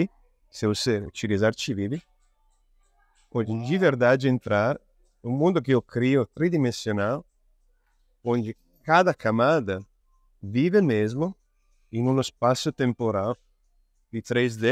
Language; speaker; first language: Portuguese; non-native, fluent; Italian